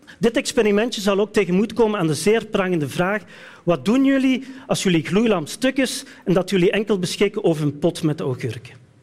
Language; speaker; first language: Dutch; native; Dutch